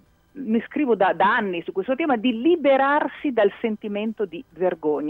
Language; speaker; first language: Italian; native; Italian